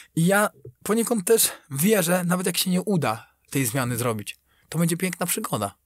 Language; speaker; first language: Polish; native; Polish